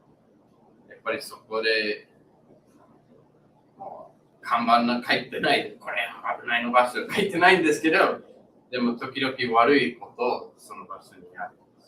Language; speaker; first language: Japanese; non-native, learner; English